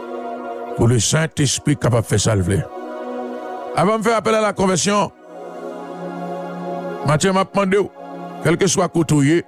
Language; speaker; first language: French; non-native, local second language; Haitian Creole